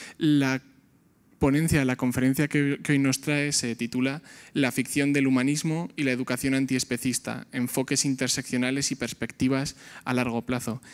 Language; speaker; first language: Spanish; native; Spanish